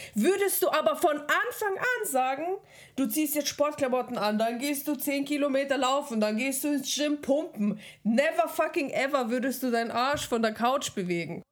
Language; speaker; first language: German; early bilingual, other home language; Russian